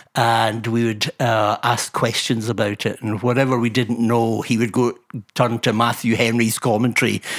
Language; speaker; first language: English; native; English